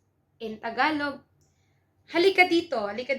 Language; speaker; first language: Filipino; non-native, local second language; Cebuano